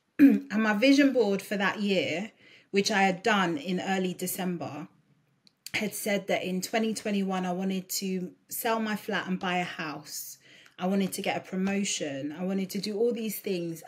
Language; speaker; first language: English; early bilingual, other home language; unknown